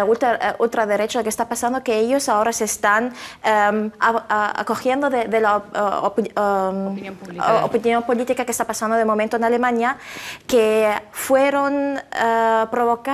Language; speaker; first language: Spanish; non-native, fluent; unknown